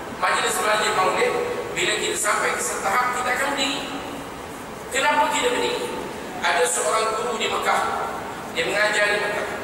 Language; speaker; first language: Malay; native; Malay